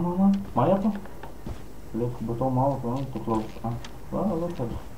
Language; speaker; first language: Hebrew; non-native, fluent; Russian